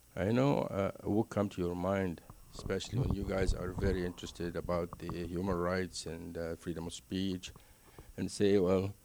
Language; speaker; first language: English; non-native, fluent; Arabic